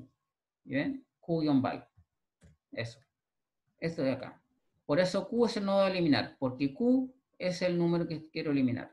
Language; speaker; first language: Spanish; native; Spanish